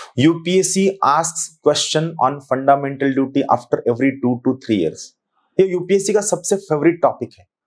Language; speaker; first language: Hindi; non-native, local second language; Marathi